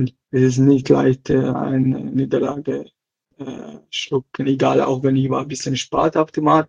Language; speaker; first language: German; non-native, learner; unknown